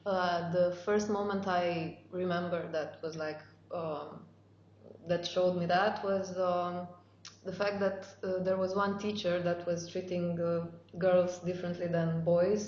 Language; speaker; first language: English; non-native, fluent; Romanian